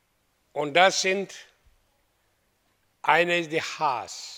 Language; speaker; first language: German; non-native, fluent; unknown